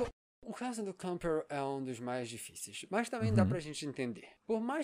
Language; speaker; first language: Portuguese; native; Portuguese